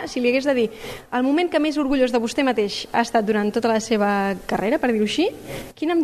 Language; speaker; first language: Catalan; native; Catalan